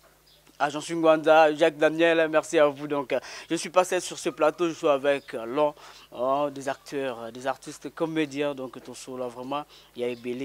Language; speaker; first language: French; non-native, local second language; Lingala